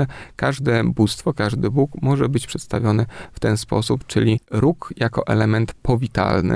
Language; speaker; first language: Polish; native; Polish